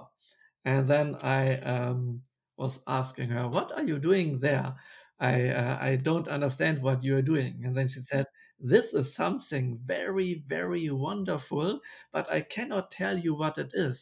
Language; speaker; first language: English; non-native, fluent; German